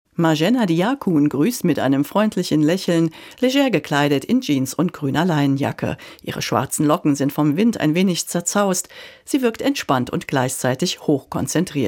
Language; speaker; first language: German; native; German